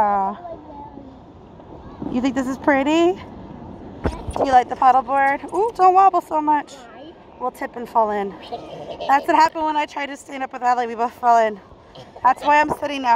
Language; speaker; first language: English; native; English